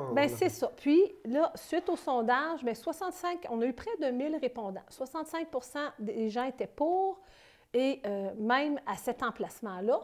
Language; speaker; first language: French; native; French